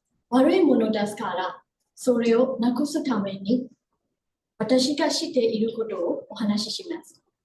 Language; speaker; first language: Japanese; non-native, learner; Burmese